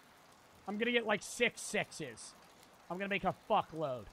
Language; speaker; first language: English; native; English